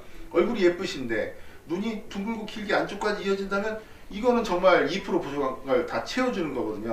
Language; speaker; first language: Korean; native; Korean